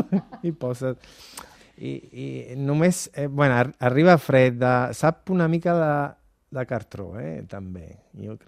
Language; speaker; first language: Catalan; non-native, fluent; Italian